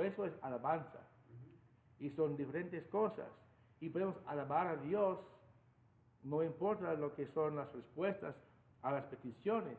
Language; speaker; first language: Spanish; non-native, fluent; English